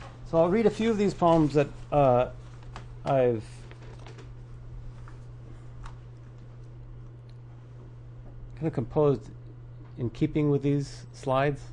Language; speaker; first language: English; native; English